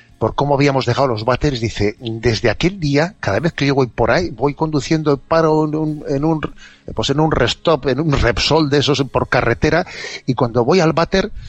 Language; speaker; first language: Spanish; native; Spanish